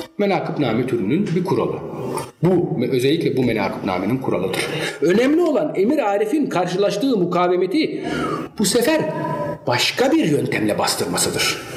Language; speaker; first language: Turkish; early bilingual, heritage; Turkish